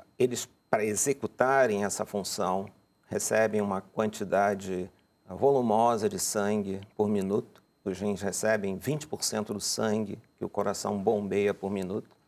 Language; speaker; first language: Portuguese; native; Portuguese